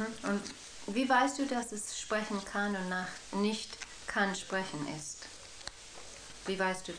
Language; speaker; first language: German; non-native, fluent; English